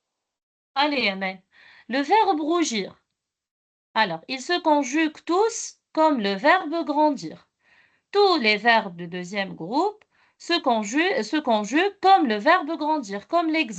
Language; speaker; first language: French; non-native, local second language; Arabic